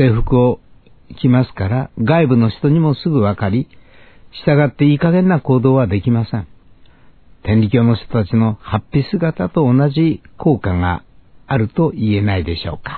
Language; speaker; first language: Japanese; native; Japanese